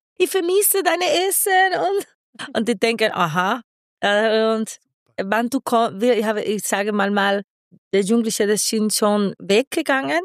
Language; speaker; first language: German; non-native, learner; Spanish